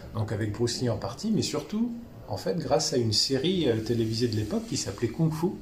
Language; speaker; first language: French; early bilingual, other home language; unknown